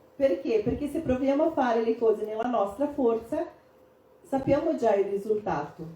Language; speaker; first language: Italian; non-native, fluent; Portuguese